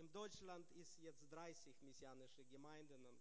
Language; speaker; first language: German; non-native, learner; Russian